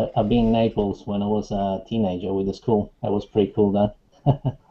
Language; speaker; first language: English; non-native, fluent; Italian